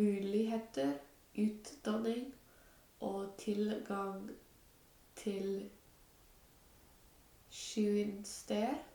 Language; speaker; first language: Norwegian; non-native, learner; English